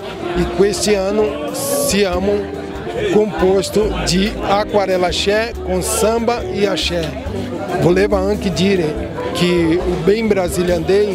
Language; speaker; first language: Italian; non-native, learner; Portuguese